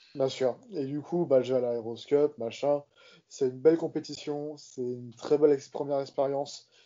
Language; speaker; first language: French; native; French